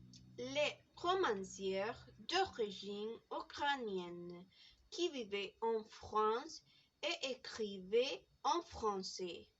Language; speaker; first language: French; non-native, learner; Spanish